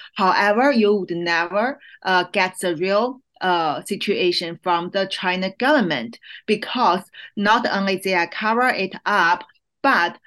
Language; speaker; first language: English; non-native, fluent; Chinese